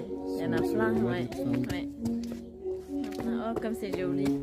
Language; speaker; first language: French; non-native, learner; Vietnamese